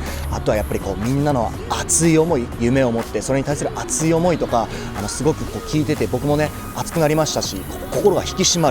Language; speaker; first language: Japanese; native; Japanese